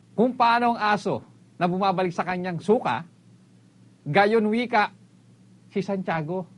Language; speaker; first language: Filipino; native; Filipino